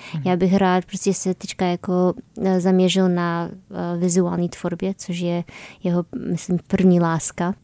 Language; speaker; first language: Czech; non-native, fluent; Polish